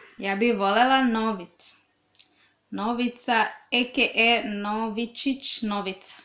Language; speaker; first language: Serbian; non-native, learner; Swahili